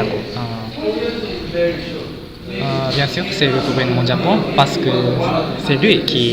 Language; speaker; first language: French; non-native, fluent; Japanese